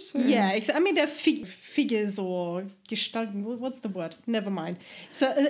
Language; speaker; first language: English; non-native, fluent; German